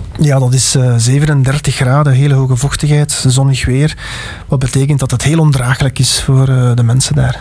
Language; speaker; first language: Dutch; native; Dutch